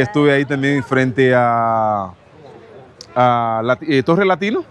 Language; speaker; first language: Spanish; non-native, fluent; Haitian Creole